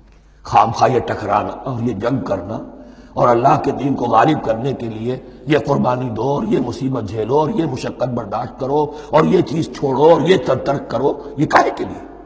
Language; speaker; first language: Urdu; native; Urdu